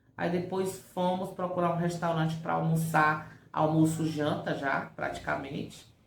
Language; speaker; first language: Portuguese; native; Portuguese